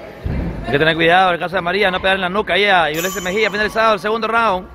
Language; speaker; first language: Spanish; native; Spanish